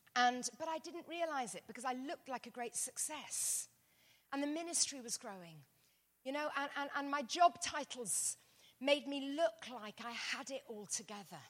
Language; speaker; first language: English; native; English